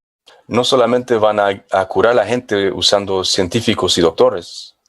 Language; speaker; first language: Spanish; non-native, fluent; English